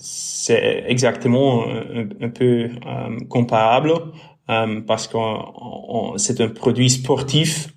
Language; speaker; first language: French; non-native, local second language; Dutch